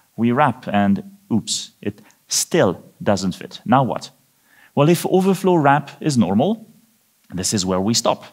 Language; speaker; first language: English; non-native, fluent; French